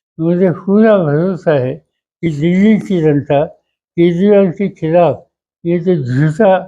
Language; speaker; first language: Hindi; non-native, local second language; Marathi